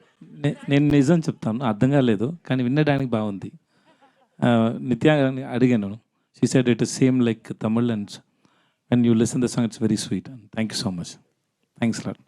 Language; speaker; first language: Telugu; non-native, learner; Tamil